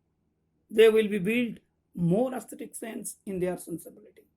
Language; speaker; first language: English; non-native, local second language; Bangla